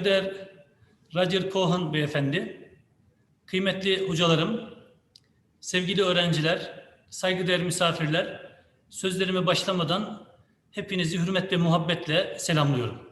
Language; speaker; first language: Turkish; native; Turkish